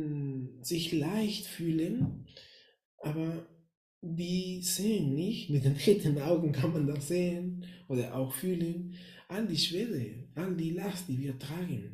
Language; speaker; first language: German; non-native, fluent; Spanish